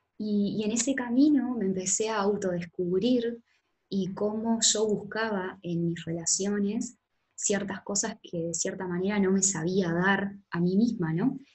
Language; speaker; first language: Spanish; native; Spanish